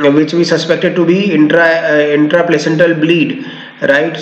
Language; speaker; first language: English; non-native, local second language; Hindi